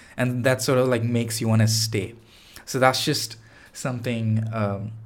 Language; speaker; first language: English; non-native, local second language; Tamil